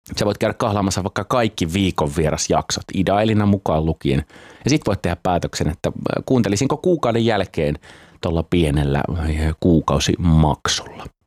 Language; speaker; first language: Finnish; native; Finnish